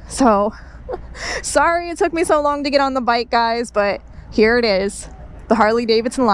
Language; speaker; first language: English; native; English